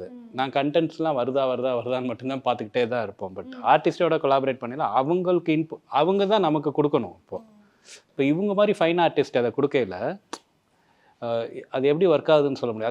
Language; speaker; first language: Tamil; native; Tamil